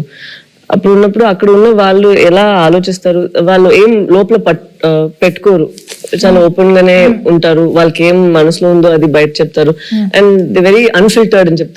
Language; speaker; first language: Telugu; non-native, fluent; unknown